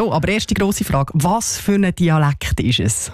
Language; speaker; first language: German; native; German